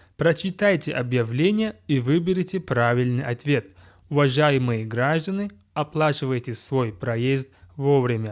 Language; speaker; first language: Russian; non-native, fluent; Uzbek